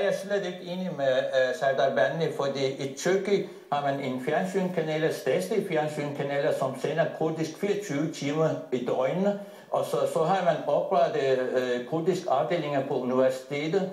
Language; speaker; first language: Danish; non-native, fluent; Turkish